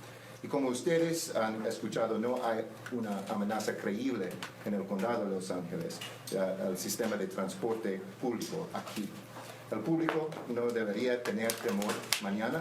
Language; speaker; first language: Spanish; non-native, learner; English